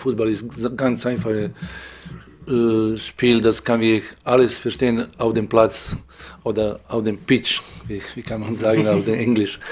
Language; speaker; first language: German; non-native, fluent; Serbian